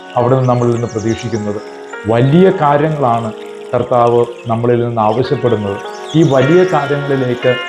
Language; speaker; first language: Malayalam; native; Malayalam